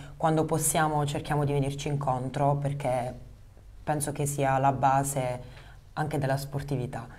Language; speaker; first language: Italian; native; Italian